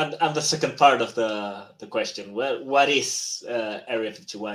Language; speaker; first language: English; non-native, fluent; Spanish